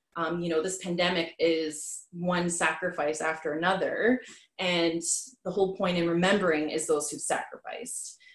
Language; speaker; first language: English; native; English